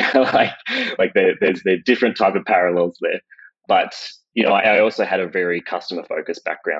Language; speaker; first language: English; native; English